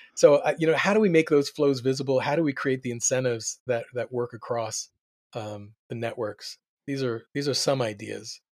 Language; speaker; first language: English; native; English